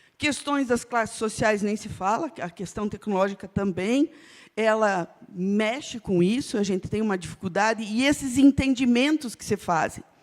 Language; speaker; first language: Portuguese; non-native, local second language; Ukrainian